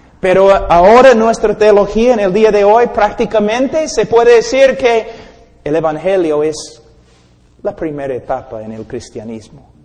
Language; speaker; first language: Spanish; non-native, fluent; English